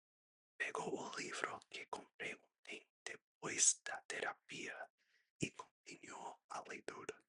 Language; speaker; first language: Portuguese; non-native, learner; English